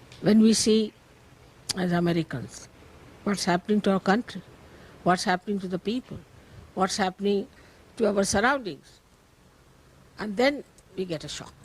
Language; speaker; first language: English; non-native, local second language; Marathi